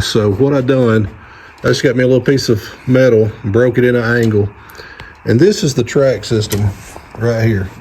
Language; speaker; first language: English; native; English